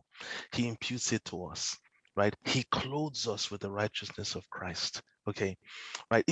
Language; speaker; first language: English; non-native, local second language; Yoruba